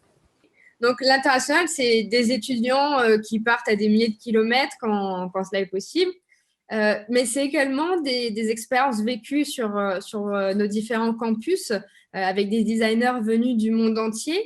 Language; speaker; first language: French; native; French